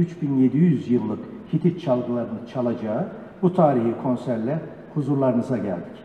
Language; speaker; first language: Turkish; native; Turkish